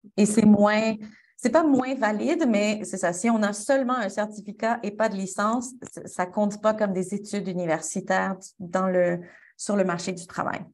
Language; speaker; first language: French; native; French